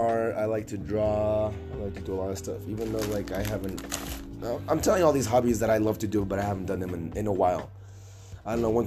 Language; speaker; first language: English; native; English